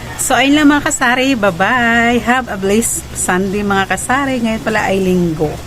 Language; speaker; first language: Filipino; non-native, local second language; Cebuano